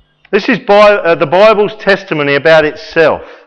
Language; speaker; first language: English; native; English